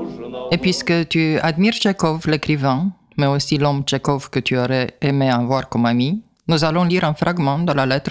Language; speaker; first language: French; native; French